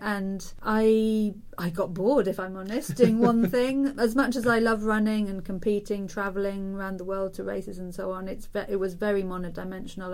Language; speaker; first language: English; native; English